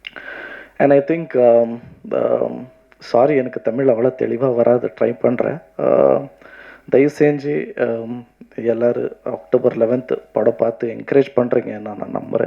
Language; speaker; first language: Tamil; non-native, local second language; Kannada